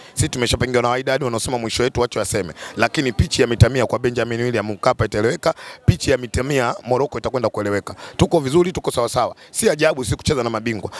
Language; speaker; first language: Swahili; native; Swahili